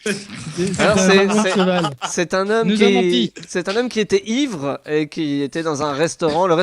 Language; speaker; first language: French; native; French